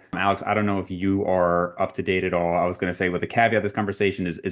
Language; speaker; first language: English; native; English